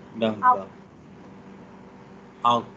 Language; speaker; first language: German; non-native, learner; Hindi